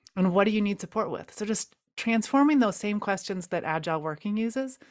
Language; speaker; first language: English; native; English